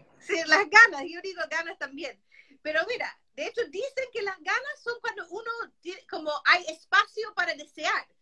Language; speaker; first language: Spanish; non-native, fluent; English